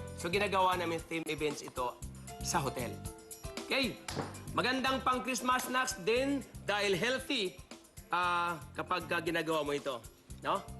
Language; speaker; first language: Filipino; non-native, local second language; Cebuano